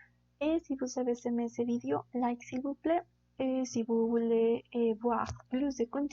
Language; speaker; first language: French; non-native, learner; Spanish